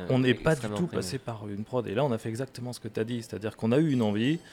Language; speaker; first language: French; native; French